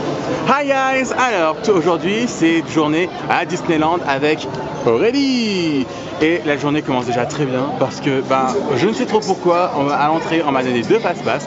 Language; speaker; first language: French; native; French